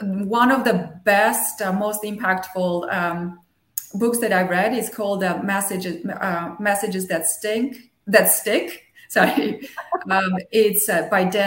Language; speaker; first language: English; non-native, fluent; Armenian